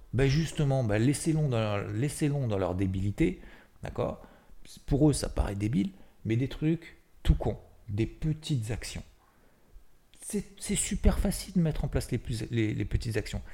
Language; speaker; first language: French; native; French